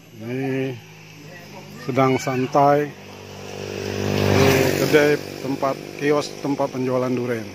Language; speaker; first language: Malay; non-native, local second language; Achinese